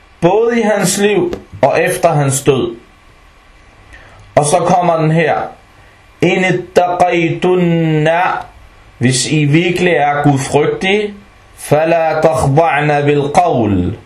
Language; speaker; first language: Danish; non-native, local second language; Arabic